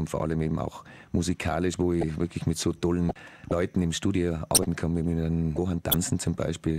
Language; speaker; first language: German; native; German